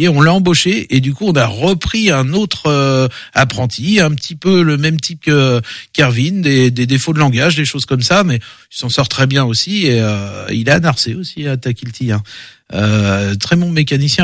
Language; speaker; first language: French; native; French